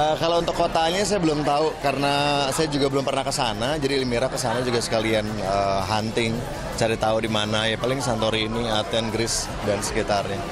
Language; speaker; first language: Indonesian; native; Indonesian